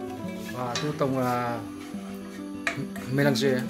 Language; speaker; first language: French; non-native, learner; Vietnamese